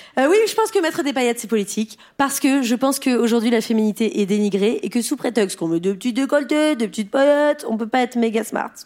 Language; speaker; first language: French; native; French